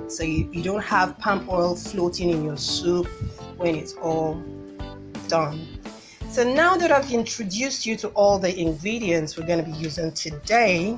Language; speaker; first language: English; non-native, local second language; Igbo